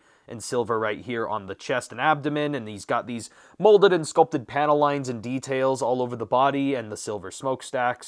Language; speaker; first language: English; native; English